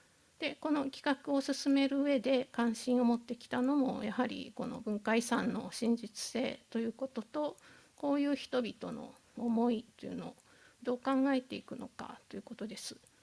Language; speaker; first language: Japanese; native; Japanese